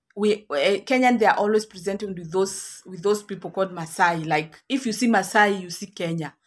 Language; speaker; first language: English; non-native, local second language; Kikuyu